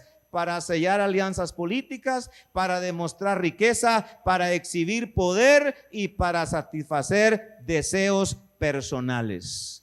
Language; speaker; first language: Spanish; native; Spanish